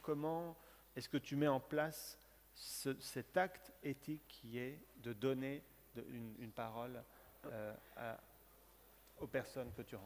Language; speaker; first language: French; native; French